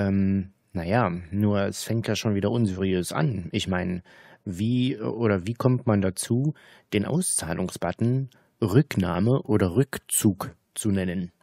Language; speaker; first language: German; native; German